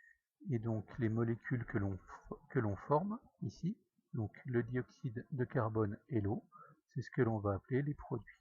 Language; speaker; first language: French; native; French